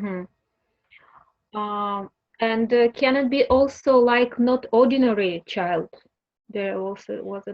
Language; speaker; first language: English; non-native, learner; Russian